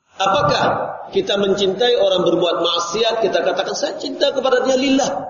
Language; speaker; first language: Indonesian; non-native, local second language; Minangkabau